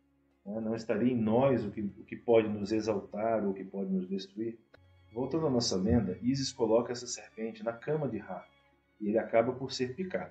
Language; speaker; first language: Portuguese; native; Portuguese